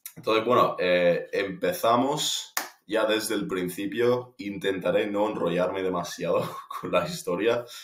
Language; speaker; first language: Spanish; non-native, fluent; English